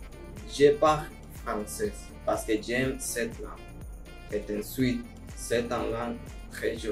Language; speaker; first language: French; non-native, learner; Spanish